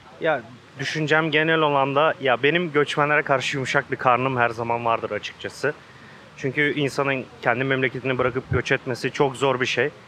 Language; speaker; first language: Turkish; native; Turkish